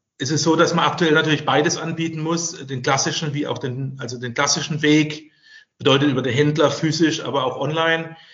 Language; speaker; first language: German; native; German